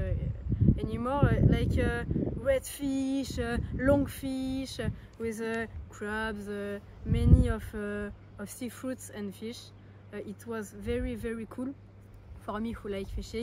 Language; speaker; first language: English; non-native, learner; French